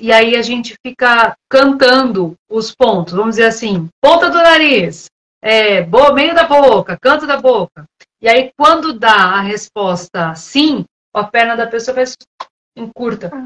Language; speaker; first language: Portuguese; native; Portuguese